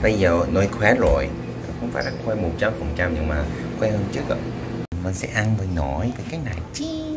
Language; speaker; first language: Vietnamese; non-native, learner; Korean